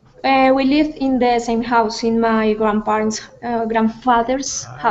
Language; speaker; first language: English; non-native, learner; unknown